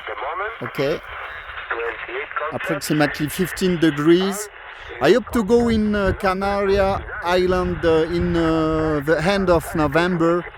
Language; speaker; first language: English; non-native, learner; French